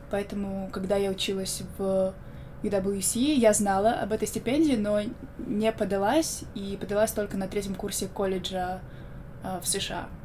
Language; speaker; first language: Russian; native; Russian